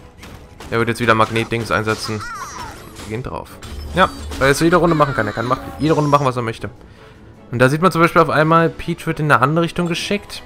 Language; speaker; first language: German; native; German